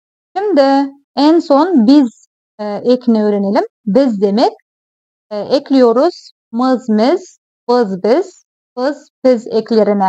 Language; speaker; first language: Turkish; non-native, fluent; Kazakh